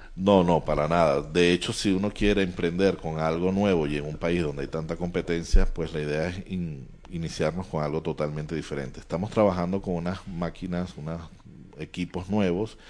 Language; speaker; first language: Spanish; native; Spanish